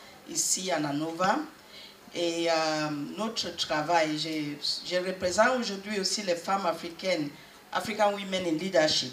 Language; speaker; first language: French; non-native, learner; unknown